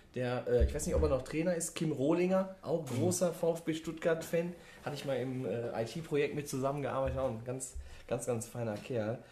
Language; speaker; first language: German; native; German